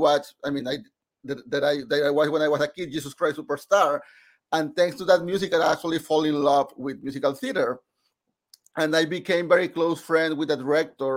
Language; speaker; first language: English; non-native, fluent; Spanish